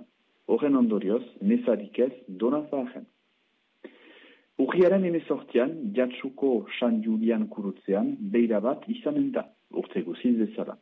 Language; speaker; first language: Basque; native; Basque